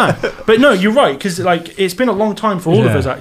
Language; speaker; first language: English; native; English